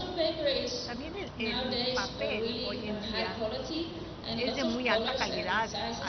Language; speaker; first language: Spanish; non-native, fluent; Dutch